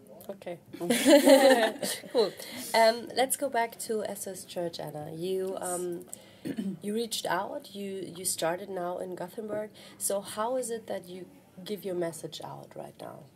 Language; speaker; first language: English; non-native, fluent; German